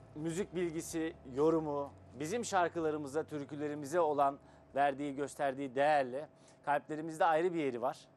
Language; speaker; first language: Turkish; native; Turkish